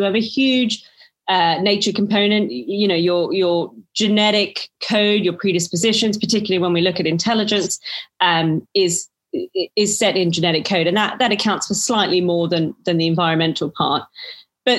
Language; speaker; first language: English; native; English